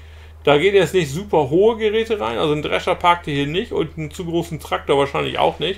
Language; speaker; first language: German; native; German